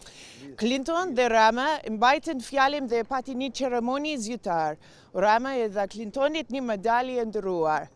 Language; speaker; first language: Albanian; non-native, learner; English